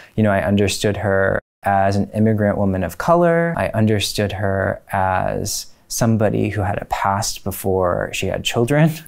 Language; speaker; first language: English; native; English